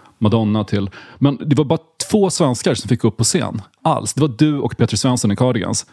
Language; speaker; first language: Swedish; native; Swedish